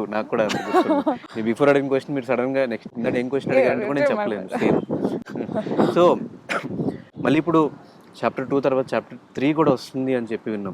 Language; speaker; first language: Telugu; native; Telugu